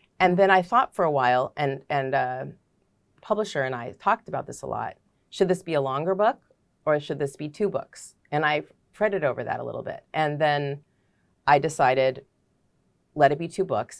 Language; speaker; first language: English; native; English